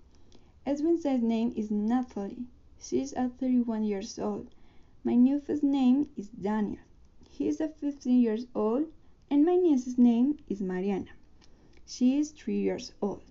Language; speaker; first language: English; non-native, learner; Spanish